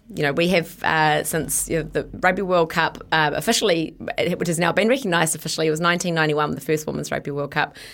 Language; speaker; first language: English; native; English